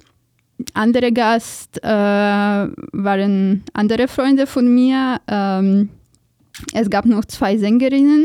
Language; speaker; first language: German; non-native, fluent; Polish